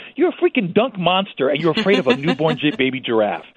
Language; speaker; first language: English; early bilingual, other home language; Spanish